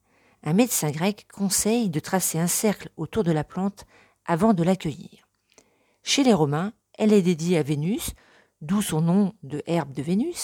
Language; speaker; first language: French; native; French